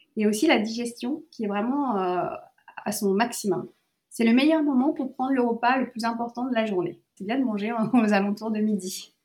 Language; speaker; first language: French; early bilingual, other home language; Sinhala